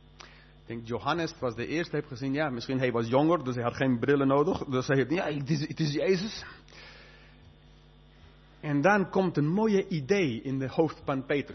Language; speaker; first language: Dutch; non-native, fluent; English